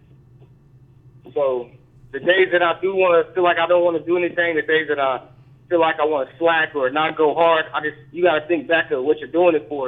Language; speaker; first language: English; native; English